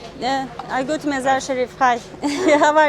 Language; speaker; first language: English; non-native, learner; Turkish